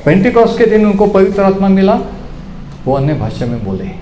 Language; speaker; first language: Hindi; non-native, local second language; Marathi